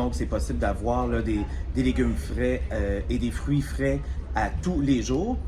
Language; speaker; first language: French; native; French